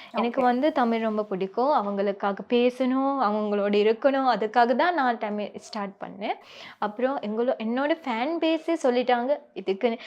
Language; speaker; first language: Tamil; non-native, local second language; Sinhala